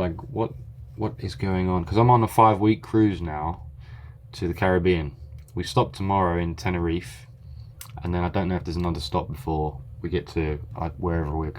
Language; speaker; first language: English; native; English